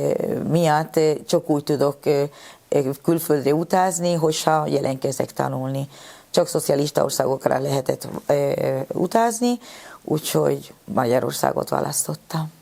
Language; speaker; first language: Hungarian; non-native, fluent; Spanish